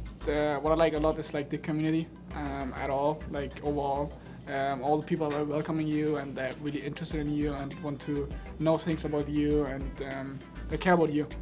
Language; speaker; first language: English; non-native, fluent; German